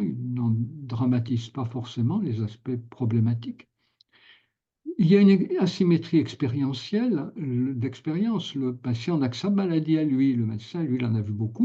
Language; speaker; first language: French; native; French